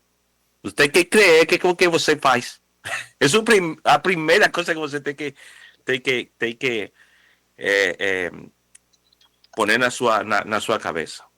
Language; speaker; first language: Portuguese; non-native, fluent; Spanish